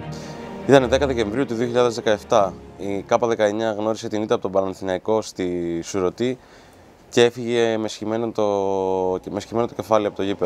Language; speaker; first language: Greek; native; Greek